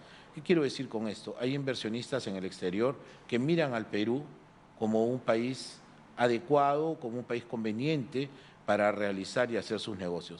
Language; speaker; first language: Spanish; native; Spanish